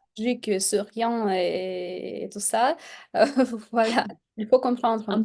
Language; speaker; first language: French; non-native, fluent; Russian